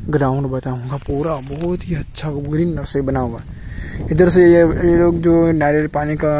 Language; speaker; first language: Hindi; non-native, local second language; Gujarati